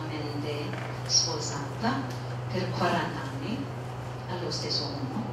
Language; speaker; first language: Italian; non-native, fluent; English